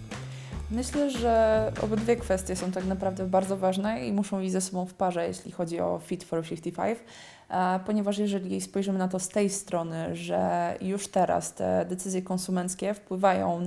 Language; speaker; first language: Polish; native; Polish